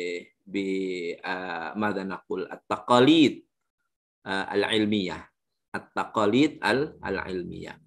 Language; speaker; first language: Arabic; non-native, fluent; Indonesian